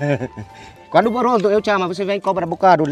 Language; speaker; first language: Portuguese; non-native, learner; Vietnamese